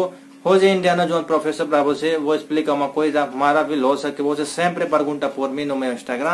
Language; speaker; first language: Portuguese; non-native, learner; Hindi